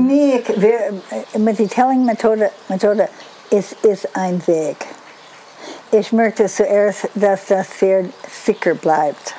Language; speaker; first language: German; non-native, fluent; English